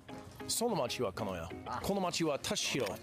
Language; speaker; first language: Japanese; non-native, learner; English